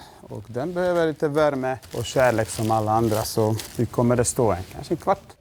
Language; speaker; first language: Swedish; non-native, fluent; Bosnian